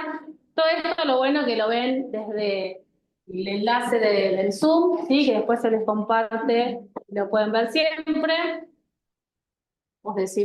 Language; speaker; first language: Spanish; native; Spanish